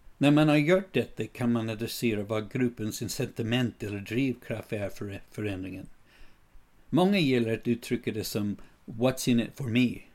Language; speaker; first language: Swedish; non-native, fluent; English